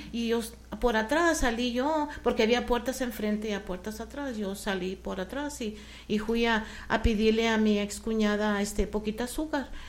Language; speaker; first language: Spanish; early bilingual, heritage; Spanish